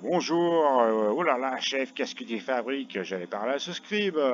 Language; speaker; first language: French; native; French